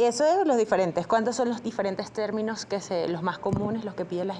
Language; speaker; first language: Spanish; native; Spanish